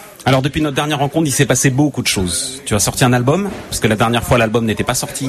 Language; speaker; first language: French; native; French